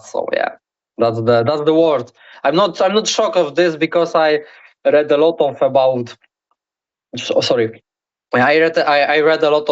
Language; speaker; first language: English; non-native, learner; Polish